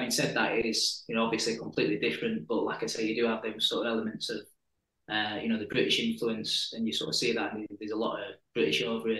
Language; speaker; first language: English; native; English